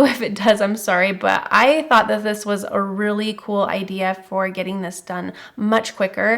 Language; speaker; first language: English; native; English